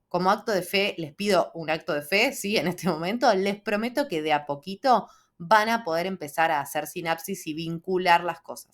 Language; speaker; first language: Spanish; native; Spanish